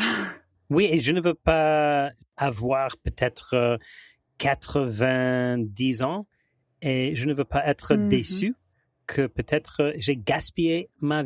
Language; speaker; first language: French; non-native, fluent; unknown